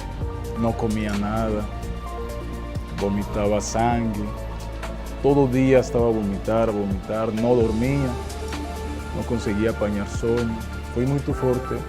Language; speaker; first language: Portuguese; non-native, fluent; Spanish